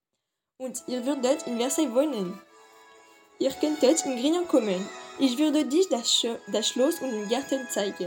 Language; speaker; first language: German; non-native, learner; French